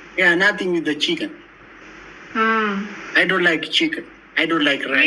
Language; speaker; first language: English; non-native, learner; Oromo